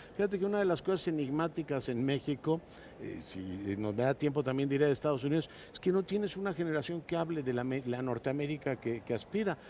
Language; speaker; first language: Spanish; native; Spanish